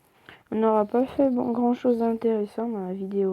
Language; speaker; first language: French; native; French